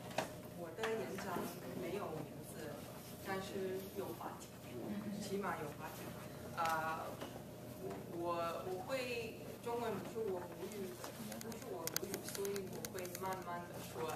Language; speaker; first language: Chinese; non-native, fluent; English